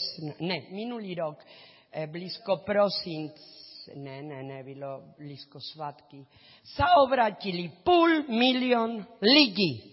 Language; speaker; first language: Czech; non-native, learner; Spanish